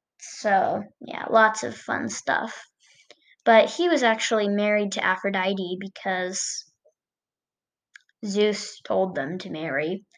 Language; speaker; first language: English; native; English